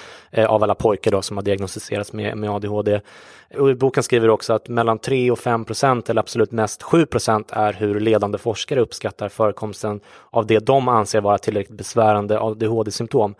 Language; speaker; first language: Swedish; native; Swedish